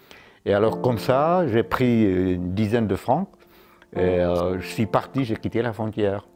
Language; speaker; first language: French; non-native, fluent; Czech